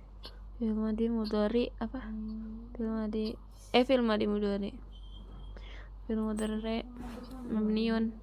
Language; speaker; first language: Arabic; non-native, learner; Indonesian